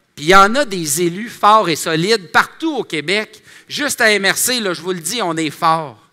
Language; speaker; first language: French; native; French